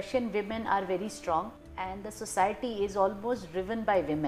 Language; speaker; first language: English; non-native, local second language; Marathi